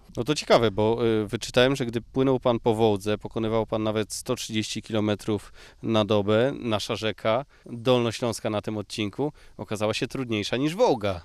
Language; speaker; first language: Polish; native; Polish